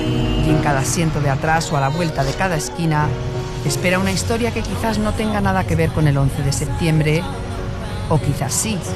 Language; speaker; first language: Spanish; native; Spanish